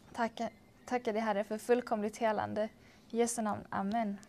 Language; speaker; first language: Swedish; native; Swedish